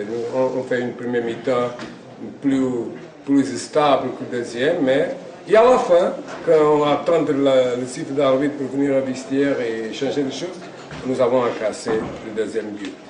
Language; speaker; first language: French; non-native, fluent; Portuguese